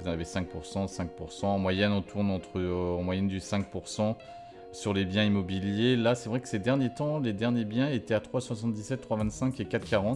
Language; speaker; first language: French; native; French